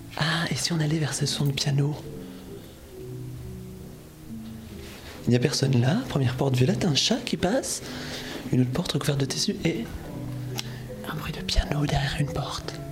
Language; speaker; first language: French; native; French